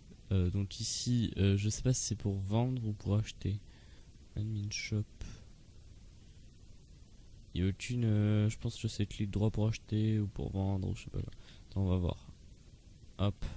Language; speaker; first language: French; native; French